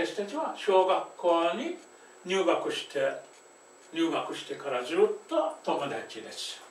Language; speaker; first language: Japanese; non-native, fluent; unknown